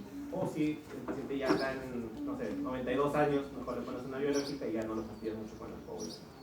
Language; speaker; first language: Spanish; native; Spanish